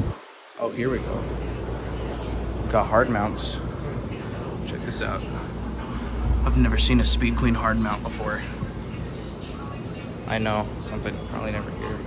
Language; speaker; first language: English; native; English